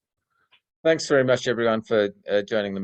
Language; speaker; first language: English; native; English